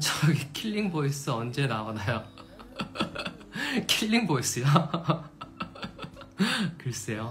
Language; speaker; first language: Korean; non-native, fluent; English